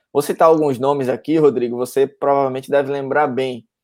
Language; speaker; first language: Portuguese; native; Portuguese